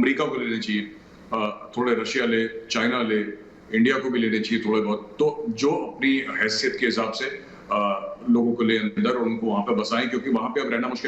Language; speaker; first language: Hindi; native; Hindi